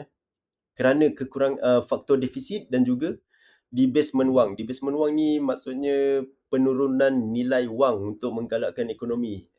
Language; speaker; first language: Malay; native; Malay